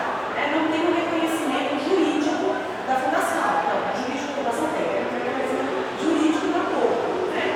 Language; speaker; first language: Portuguese; native; Portuguese